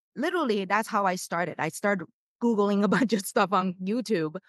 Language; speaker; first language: English; non-native, fluent; Chinese